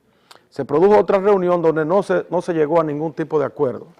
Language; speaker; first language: Spanish; native; Spanish